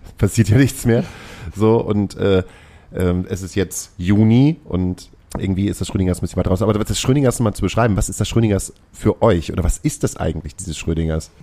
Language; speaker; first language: German; native; German